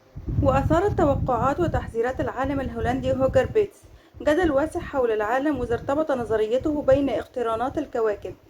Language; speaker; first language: Arabic; native; Arabic